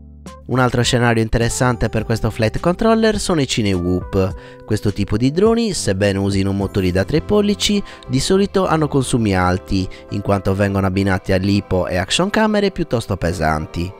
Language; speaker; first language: Italian; native; Italian